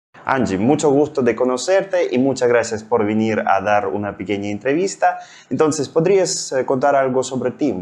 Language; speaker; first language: Spanish; non-native, fluent; Russian